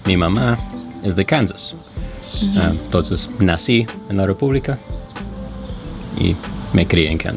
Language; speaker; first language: Spanish; non-native, fluent; English